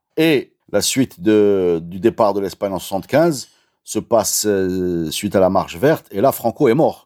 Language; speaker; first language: French; non-native, local second language; Arabic